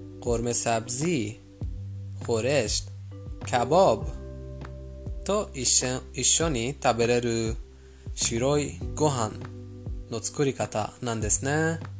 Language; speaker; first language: Japanese; non-native, fluent; Persian